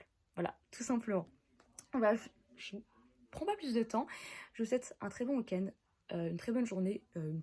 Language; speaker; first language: French; native; French